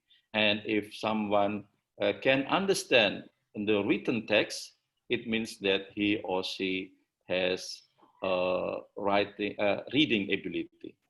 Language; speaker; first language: English; non-native, learner; Indonesian